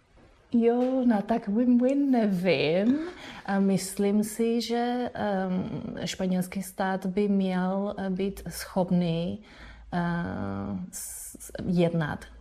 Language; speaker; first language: Czech; non-native, fluent; Spanish